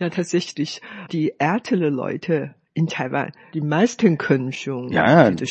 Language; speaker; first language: German; non-native, fluent; Hakka Chinese